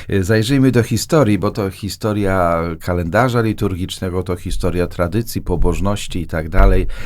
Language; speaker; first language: Polish; native; Polish